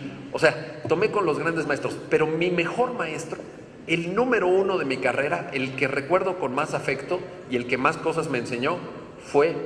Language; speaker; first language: Spanish; native; Spanish